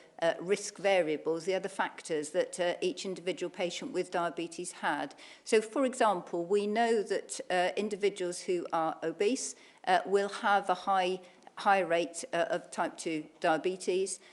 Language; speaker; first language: English; native; English